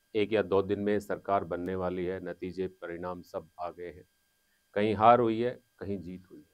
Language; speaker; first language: Hindi; native; Hindi